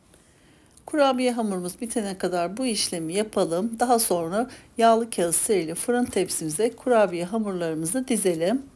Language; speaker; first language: Turkish; native; Turkish